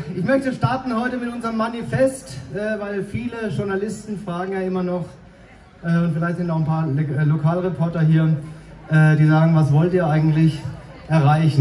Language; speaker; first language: German; native; German